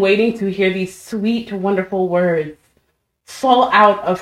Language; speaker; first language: English; native; English